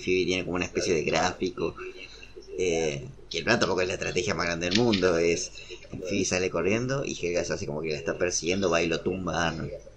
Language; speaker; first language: Spanish; native; Spanish